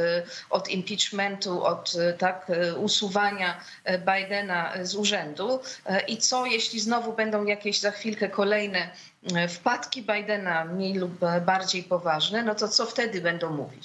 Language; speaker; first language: Polish; native; Polish